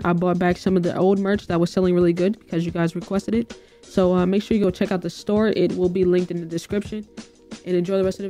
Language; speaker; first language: English; native; English